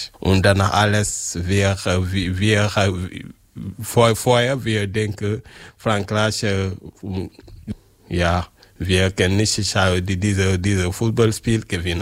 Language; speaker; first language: German; non-native, learner; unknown